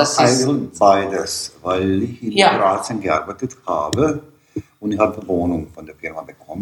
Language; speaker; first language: German; non-native, learner; Bosnian